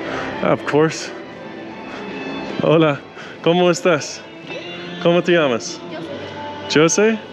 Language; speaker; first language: Spanish; non-native, learner; English